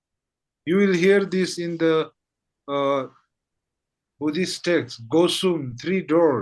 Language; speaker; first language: English; non-native, fluent; Tibetan